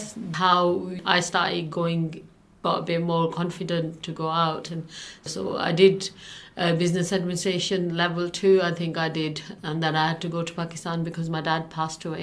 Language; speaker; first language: English; non-native, local second language; Urdu